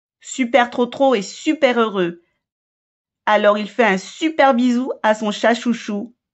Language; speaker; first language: French; native; French